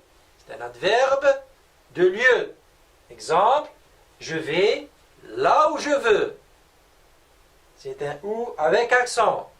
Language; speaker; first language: French; non-native, local second language; Arabic